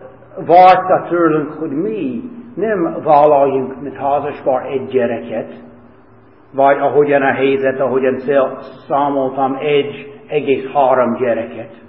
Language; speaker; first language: Hungarian; non-native, fluent; English